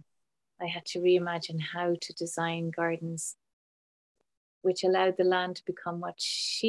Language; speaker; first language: English; native; English